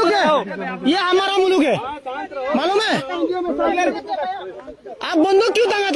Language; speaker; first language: Hindi; non-native, learner; Bangla